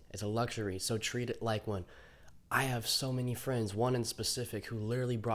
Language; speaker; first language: English; native; English